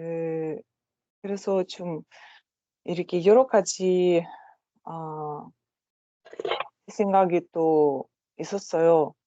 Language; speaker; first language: Korean; non-native, learner; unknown